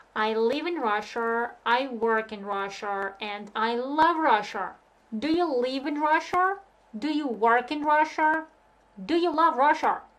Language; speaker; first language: English; non-native, fluent; Russian